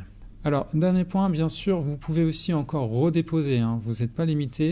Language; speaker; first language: French; native; French